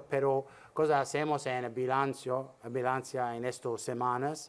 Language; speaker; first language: Italian; non-native, learner; English